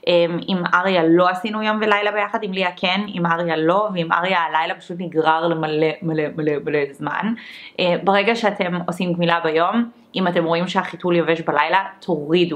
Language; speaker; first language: Hebrew; early bilingual, other home language; English